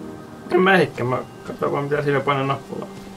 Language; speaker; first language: Finnish; native; Finnish